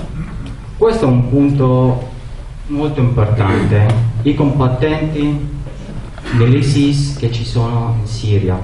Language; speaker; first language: Italian; non-native, learner; Arabic